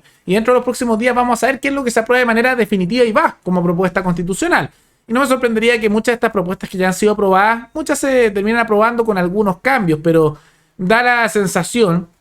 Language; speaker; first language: Spanish; native; Spanish